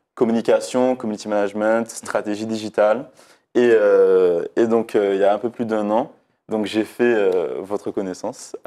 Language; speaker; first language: French; native; French